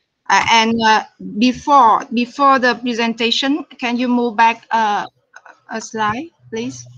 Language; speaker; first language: English; non-native, fluent; Vietnamese